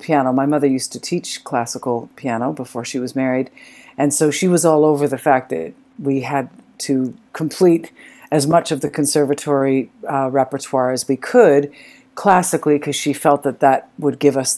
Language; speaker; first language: English; native; English